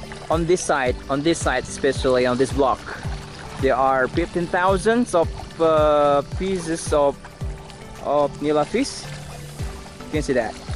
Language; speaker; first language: English; non-native, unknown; Indonesian